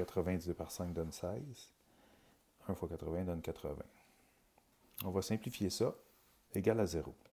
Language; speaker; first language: French; native; French